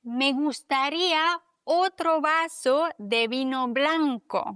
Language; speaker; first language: Spanish; non-native, fluent; German